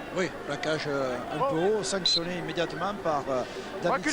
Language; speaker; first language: French; native; French